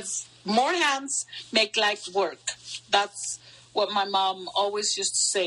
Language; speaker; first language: English; early bilingual, other home language; Spanish